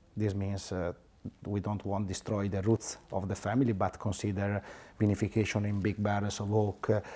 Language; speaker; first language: English; non-native, fluent; Italian